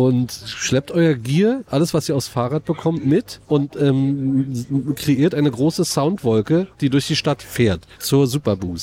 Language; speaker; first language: German; native; German